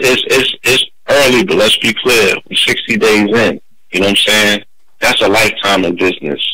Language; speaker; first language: English; native; English